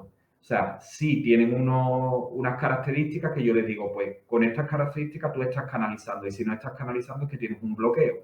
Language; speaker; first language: Spanish; native; Spanish